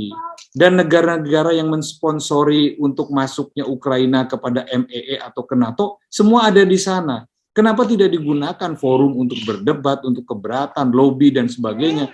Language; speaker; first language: Indonesian; native; Indonesian